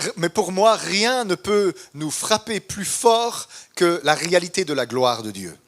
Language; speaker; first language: French; native; French